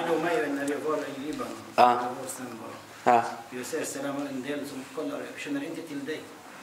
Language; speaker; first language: Swedish; non-native, learner; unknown